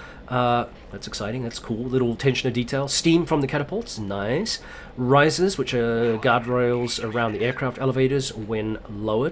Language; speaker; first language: English; native; English